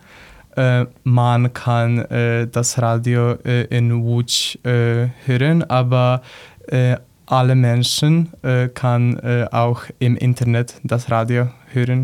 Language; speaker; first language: German; non-native, learner; Polish